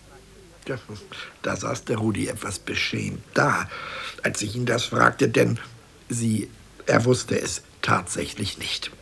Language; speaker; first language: German; native; German